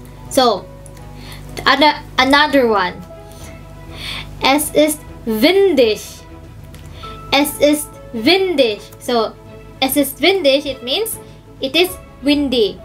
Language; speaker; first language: German; non-native, fluent; Filipino